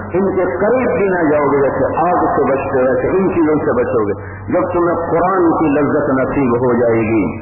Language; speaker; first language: Urdu; non-native, local second language; Punjabi